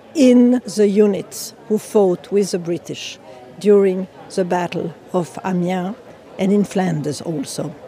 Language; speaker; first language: English; non-native, fluent; French